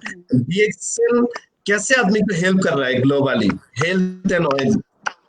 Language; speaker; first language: Hindi; non-native, learner; Bangla